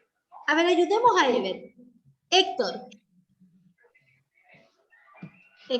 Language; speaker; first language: Spanish; native; Spanish